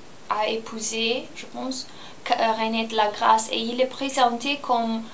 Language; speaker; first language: French; non-native, learner; Romanian